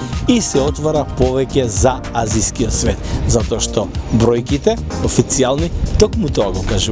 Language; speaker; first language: Macedonian; native; Macedonian